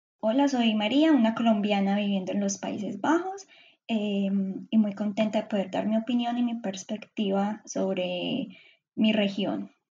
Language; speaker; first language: Spanish; native; Spanish